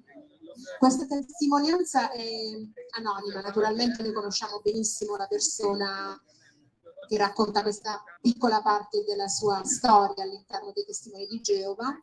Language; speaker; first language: Italian; native; Italian